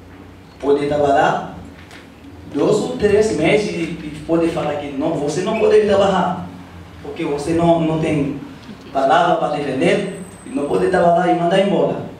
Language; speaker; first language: Portuguese; non-native, learner; Haitian Creole